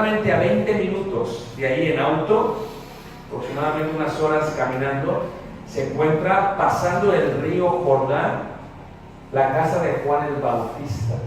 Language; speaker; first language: Spanish; early bilingual, heritage; Spanish